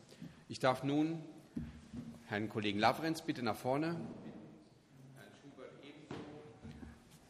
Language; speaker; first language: German; native; German